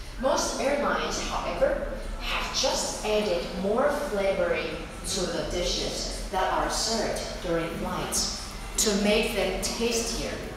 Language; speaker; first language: English; non-native, fluent; Chinese